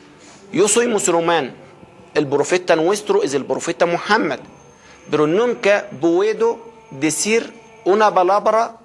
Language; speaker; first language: Spanish; non-native, fluent; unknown